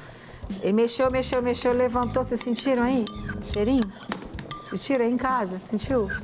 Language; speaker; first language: Portuguese; native; Portuguese